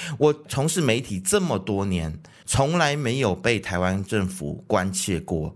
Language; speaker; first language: Chinese; native; Chinese